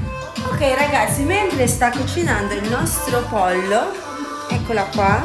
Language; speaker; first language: Italian; early bilingual, other home language; Filipino